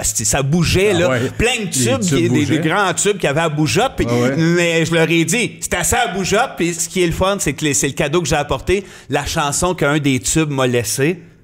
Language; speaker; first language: French; native; French